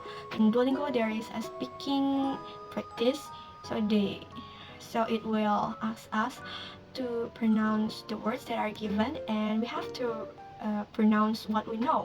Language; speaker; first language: English; non-native, learner; Indonesian